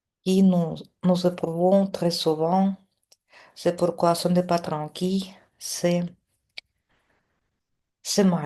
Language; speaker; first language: French; non-native, fluent; Russian